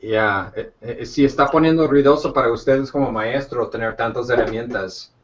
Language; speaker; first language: Spanish; non-native, fluent; English